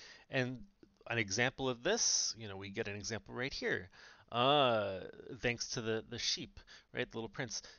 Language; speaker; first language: English; native; English